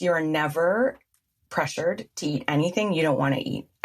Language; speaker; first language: English; native; English